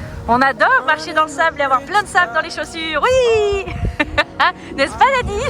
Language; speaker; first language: French; native; French